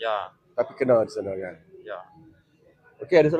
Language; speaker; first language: Malay; native; Malay